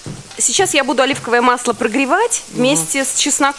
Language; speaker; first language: Russian; native; Russian